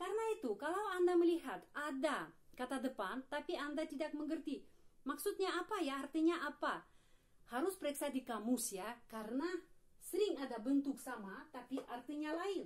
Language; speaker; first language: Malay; non-native, fluent; Russian